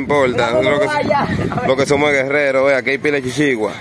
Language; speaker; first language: Spanish; native; Spanish